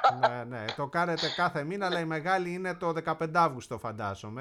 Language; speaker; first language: Greek; native; Greek